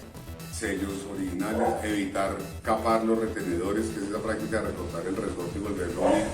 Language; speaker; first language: Spanish; native; Spanish